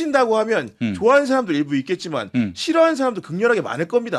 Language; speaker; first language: Korean; native; Korean